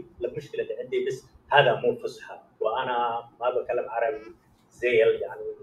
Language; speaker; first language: Arabic; non-native, fluent; Somali